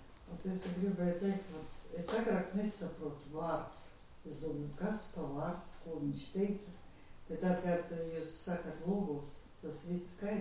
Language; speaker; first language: Latvian; non-native, learner; Russian